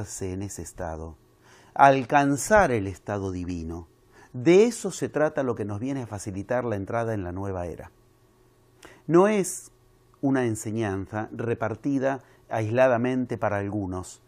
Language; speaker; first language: Spanish; native; Spanish